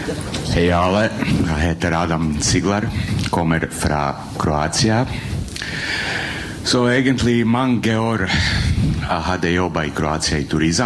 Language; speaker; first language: Norwegian; non-native, fluent; Croatian